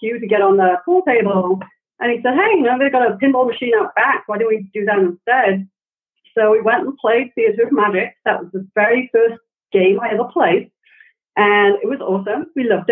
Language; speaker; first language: English; native; English